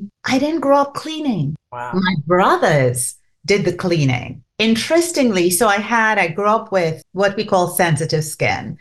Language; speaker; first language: English; non-native, local second language; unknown